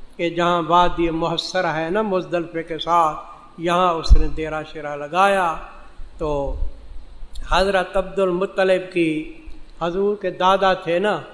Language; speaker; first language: Urdu; non-native, local second language; Saraiki